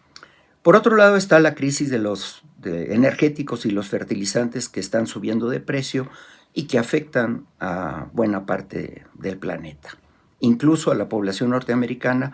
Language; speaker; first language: Spanish; native; Spanish